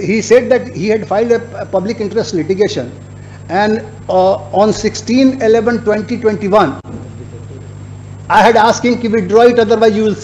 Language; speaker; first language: English; non-native, local second language; Hindi